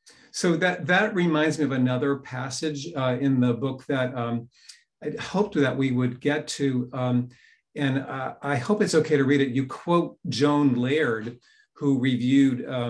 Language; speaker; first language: English; native; English